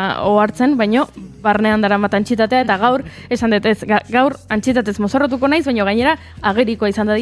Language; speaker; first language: Basque; native; Basque